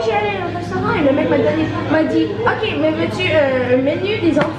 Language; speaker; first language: French; non-native, local second language; English